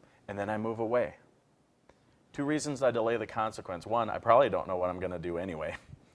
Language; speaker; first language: English; native; English